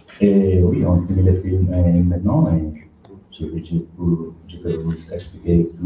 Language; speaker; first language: French; non-native, learner; Spanish